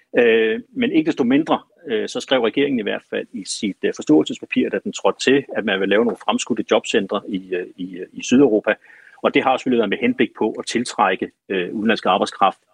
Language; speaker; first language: Danish; native; Danish